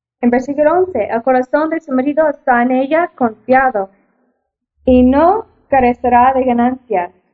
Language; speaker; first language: Spanish; non-native, fluent; English